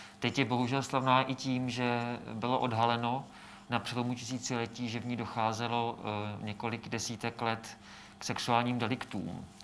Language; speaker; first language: Czech; native; Czech